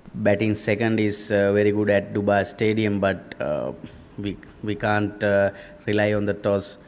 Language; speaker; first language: English; non-native, local second language; Sinhala